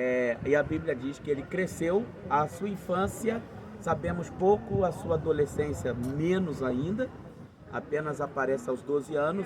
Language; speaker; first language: Portuguese; native; Portuguese